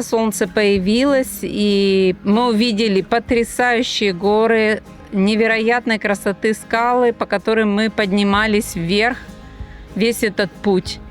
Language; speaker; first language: Russian; native; Russian